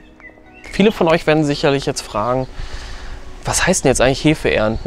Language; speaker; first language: German; native; German